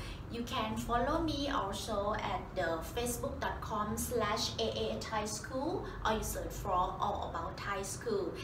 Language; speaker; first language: English; non-native, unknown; Thai